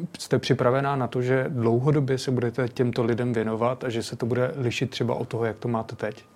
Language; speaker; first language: Czech; native; Czech